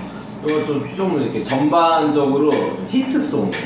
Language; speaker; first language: Korean; native; Korean